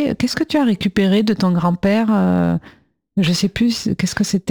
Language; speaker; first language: French; native; French